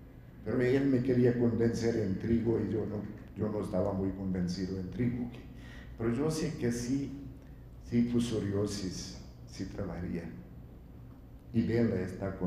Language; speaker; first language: Spanish; non-native, fluent; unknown